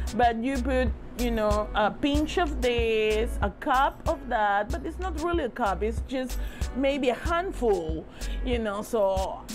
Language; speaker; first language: English; non-native, fluent; Spanish